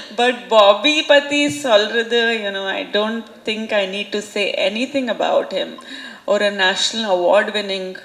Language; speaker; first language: Tamil; non-native, local second language; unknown